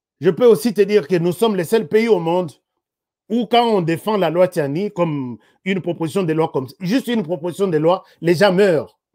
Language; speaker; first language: French; non-native, local second language; Lingala